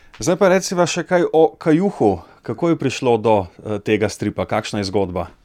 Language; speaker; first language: Slovenian; native; Slovenian